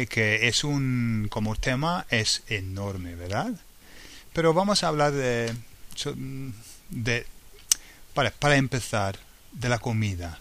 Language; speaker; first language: Spanish; non-native, fluent; English